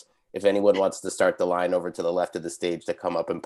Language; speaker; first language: English; native; English